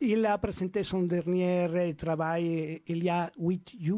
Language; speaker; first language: French; non-native, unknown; Spanish